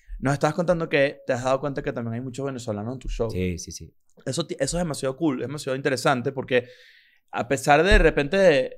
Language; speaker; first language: Spanish; native; Spanish